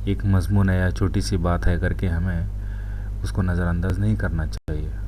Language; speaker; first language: Urdu; non-native, local second language; Kannada